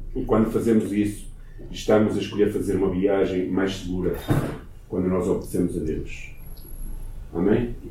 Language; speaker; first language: Portuguese; native; Portuguese